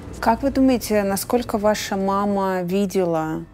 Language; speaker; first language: Russian; native; Russian